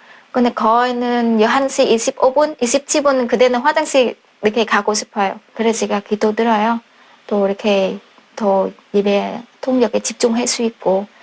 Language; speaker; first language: Korean; non-native, fluent; Vietnamese